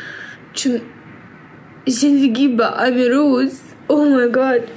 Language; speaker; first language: Persian; early bilingual, heritage; Persian